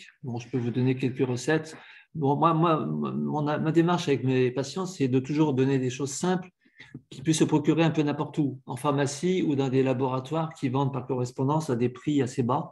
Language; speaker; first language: French; native; French